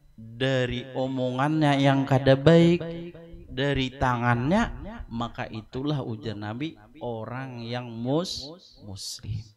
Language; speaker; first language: Indonesian; non-native, local second language; Banjar